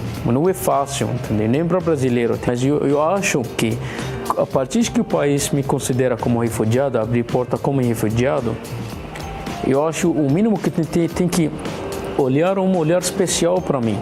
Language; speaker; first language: Portuguese; non-native, learner; Arabic